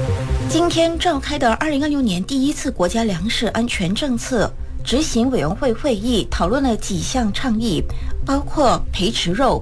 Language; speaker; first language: Chinese; native; Chinese